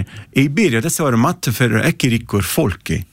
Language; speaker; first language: Icelandic; non-native, learner; Italian